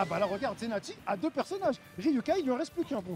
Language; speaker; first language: French; native; French